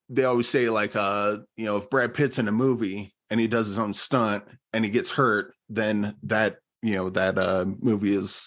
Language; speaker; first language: English; native; English